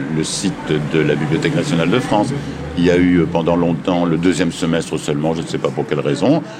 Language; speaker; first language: French; native; French